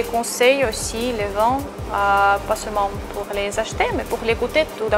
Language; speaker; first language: French; non-native, fluent; Russian